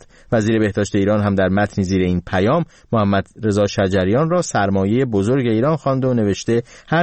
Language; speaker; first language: Persian; native; Persian